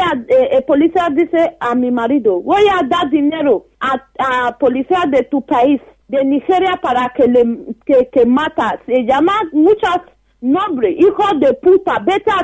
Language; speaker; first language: Spanish; non-native, learner; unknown